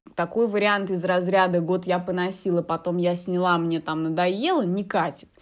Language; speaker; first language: Russian; early bilingual, heritage; Russian